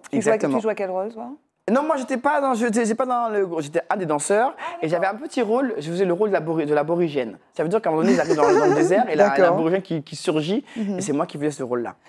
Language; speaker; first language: French; native; French